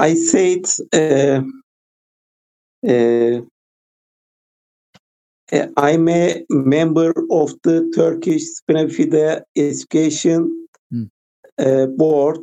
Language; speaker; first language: English; non-native, learner; Turkish